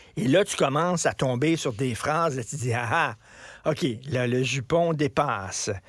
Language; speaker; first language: French; native; French